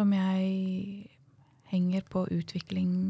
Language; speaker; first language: Norwegian; native; Norwegian